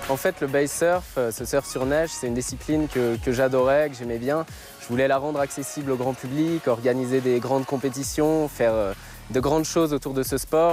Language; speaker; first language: French; native; French